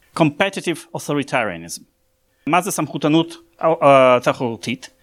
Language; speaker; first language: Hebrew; non-native, fluent; Russian